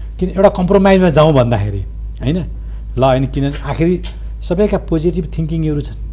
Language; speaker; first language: Nepali; native; Nepali